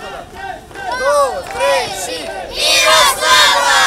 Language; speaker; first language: Romanian; native; Romanian